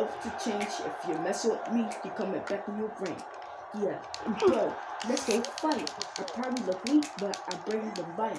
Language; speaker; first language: English; native; English